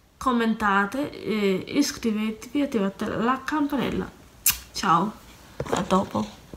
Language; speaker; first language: Italian; native; Italian